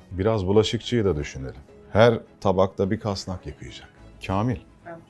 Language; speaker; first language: Turkish; native; Turkish